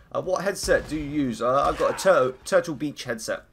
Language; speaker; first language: English; native; English